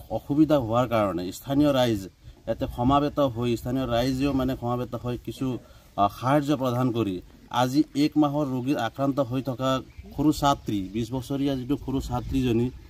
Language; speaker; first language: Assamese; non-native, local second language; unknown